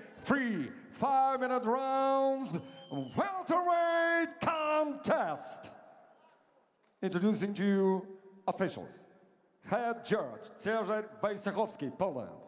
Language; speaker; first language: English; non-native, fluent; Russian